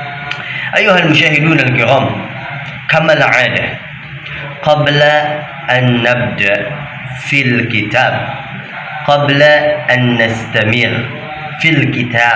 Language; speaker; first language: Arabic; non-native, fluent; Indonesian